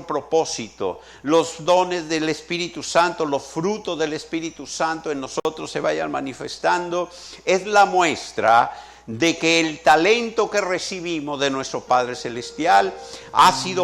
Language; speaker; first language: Spanish; native; Spanish